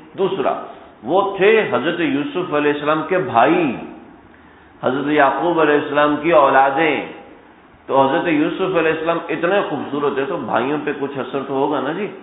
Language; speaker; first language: Urdu; non-native, local second language; Punjabi